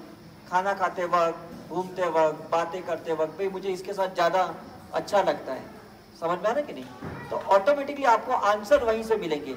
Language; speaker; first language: Hindi; native; Hindi